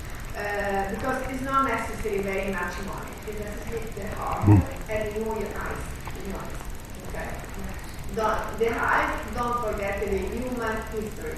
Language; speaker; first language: English; non-native, learner; Italian